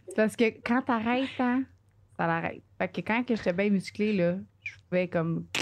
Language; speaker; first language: French; native; French